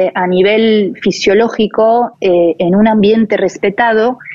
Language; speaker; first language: Spanish; non-native, fluent; French